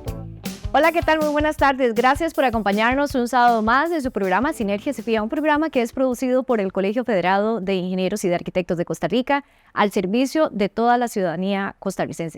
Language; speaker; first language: Spanish; native; Spanish